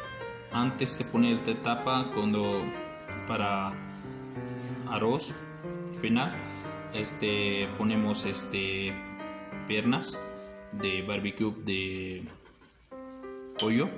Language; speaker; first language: Spanish; non-native, learner; Urdu